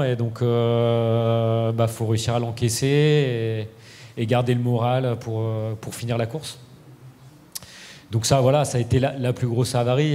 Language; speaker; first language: French; native; French